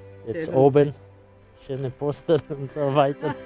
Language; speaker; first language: German; non-native, fluent; Czech